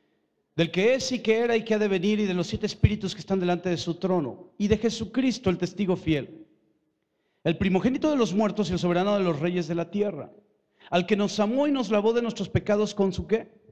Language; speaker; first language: Spanish; native; Spanish